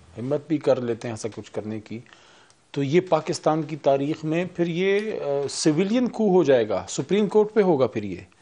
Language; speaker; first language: Urdu; native; Urdu